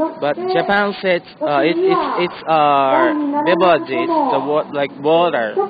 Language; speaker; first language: English; non-native, learner; Japanese